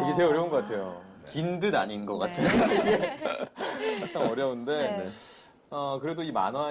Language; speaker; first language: Korean; native; Korean